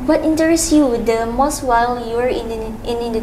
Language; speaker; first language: English; non-native, local second language; Indonesian